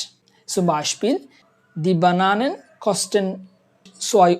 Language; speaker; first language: German; non-native, fluent; Bangla